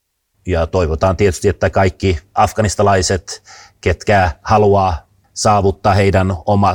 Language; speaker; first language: Finnish; non-native, fluent; Swedish